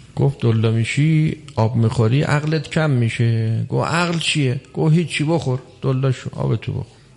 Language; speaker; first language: Persian; early bilingual, heritage; Persian